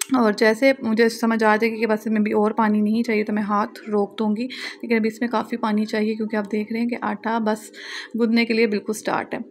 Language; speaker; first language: Urdu; native; Urdu